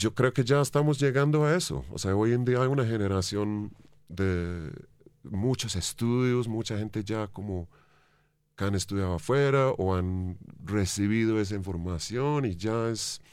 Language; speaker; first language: Spanish; non-native, fluent; English